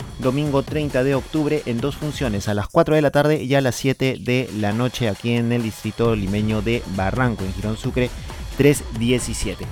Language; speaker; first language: Spanish; native; Spanish